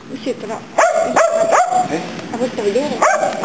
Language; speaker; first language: Italian; non-native, learner; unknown